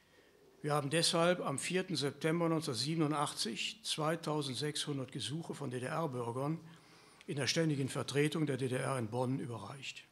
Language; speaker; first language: German; native; German